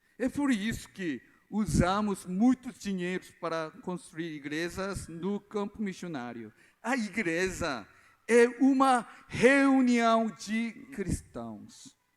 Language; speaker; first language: Portuguese; non-native, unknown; Korean